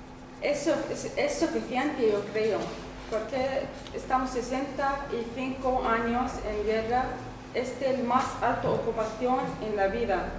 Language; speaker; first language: Spanish; non-native, learner; Arabic